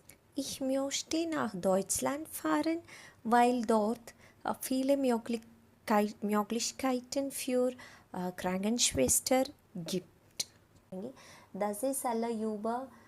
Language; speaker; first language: German; non-native, learner; Malayalam